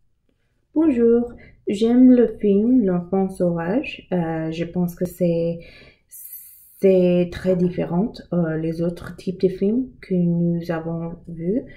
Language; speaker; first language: French; non-native, learner; English